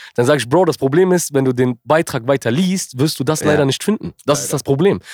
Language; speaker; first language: German; early bilingual, other home language; Arabic